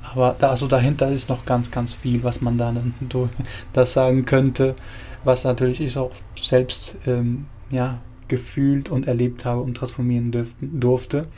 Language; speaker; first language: German; early bilingual, other home language; Spanish